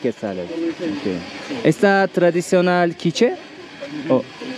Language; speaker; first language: Spanish; non-native, learner; Turkish